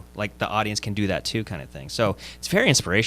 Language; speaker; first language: English; native; English